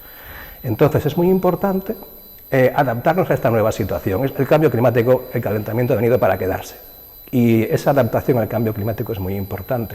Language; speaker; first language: Spanish; native; Spanish